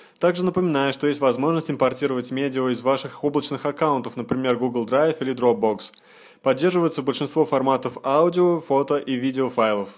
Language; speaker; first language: Russian; native; Russian